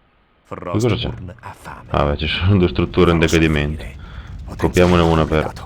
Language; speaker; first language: Italian; native; Italian